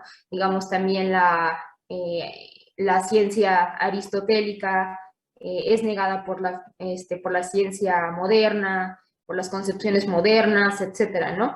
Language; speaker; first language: Spanish; native; Spanish